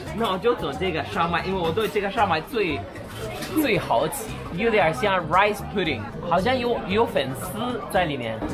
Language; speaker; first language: Chinese; non-native, fluent; English